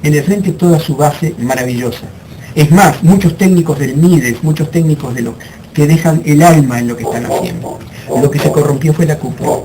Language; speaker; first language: Spanish; native; Spanish